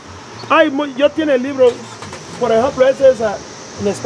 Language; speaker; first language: Spanish; non-native, learner; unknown